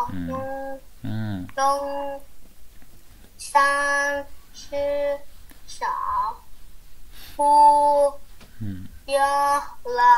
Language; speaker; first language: Chinese; early bilingual, heritage; Chinese